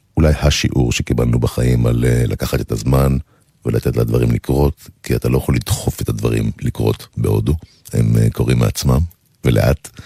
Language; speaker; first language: Hebrew; native; Hebrew